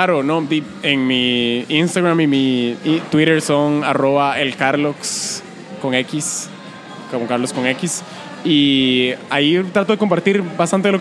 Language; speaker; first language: Spanish; native; Spanish